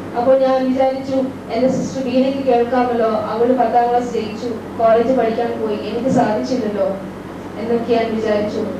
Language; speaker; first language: Malayalam; early bilingual, heritage; Malayalam